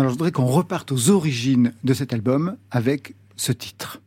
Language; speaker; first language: French; native; French